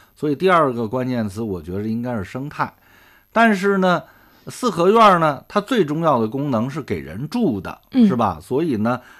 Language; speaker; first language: Chinese; native; Chinese